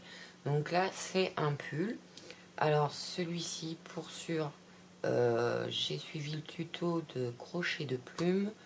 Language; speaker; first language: French; native; French